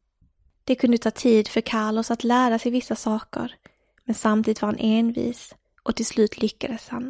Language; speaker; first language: Swedish; native; Swedish